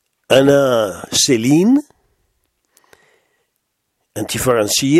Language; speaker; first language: Arabic; non-native, fluent; French